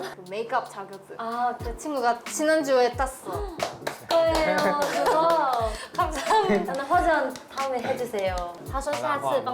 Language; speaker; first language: Korean; non-native, fluent; Chinese